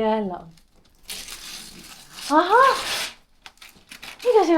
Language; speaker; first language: Finnish; non-native, learner; Filipino